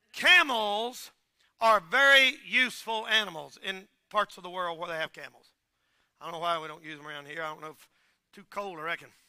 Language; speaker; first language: English; native; English